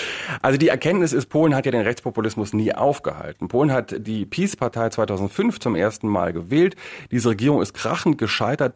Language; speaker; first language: German; native; German